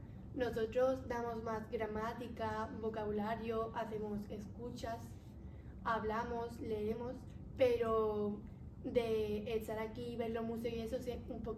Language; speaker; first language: Spanish; native; Spanish